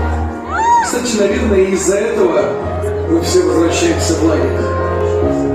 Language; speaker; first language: Russian; native; Russian